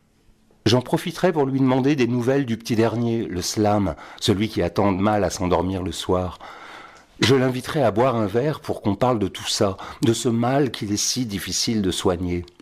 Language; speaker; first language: French; native; French